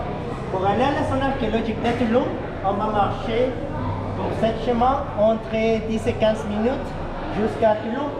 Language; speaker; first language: French; non-native, learner; Spanish